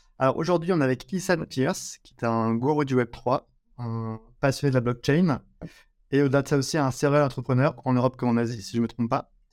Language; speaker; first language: French; native; French